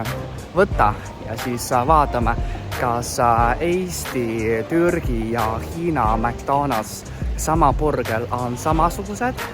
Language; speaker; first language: Estonian; non-native, fluent; Chinese